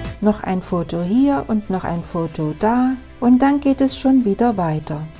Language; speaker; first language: German; native; German